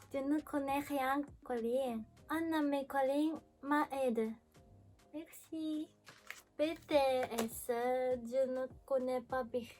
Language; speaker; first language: French; non-native, learner; Japanese